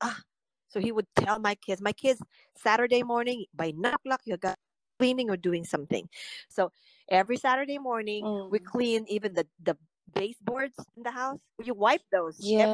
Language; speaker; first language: English; non-native, local second language; Filipino